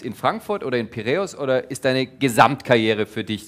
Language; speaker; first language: German; native; German